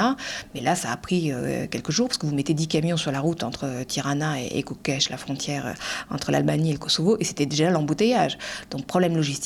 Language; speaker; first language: French; native; French